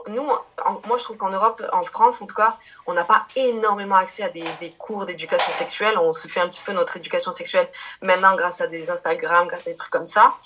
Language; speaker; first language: French; early bilingual, other home language; Portuguese